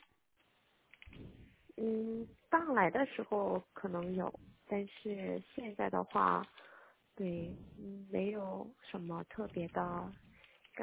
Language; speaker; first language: Chinese; non-native, learner; Korean